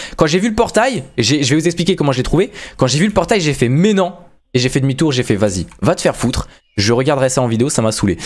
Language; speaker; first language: French; native; French